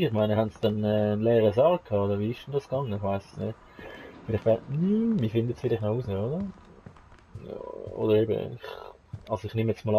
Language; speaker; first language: German; native; German